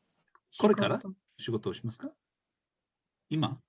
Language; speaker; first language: Japanese; non-native, fluent; English